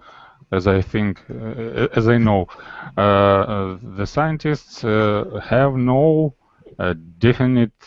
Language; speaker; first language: English; non-native, learner; Russian